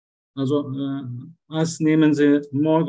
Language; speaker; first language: German; non-native, learner; Turkish